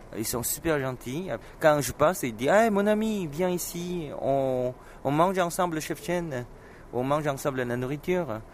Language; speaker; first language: French; non-native, fluent; Korean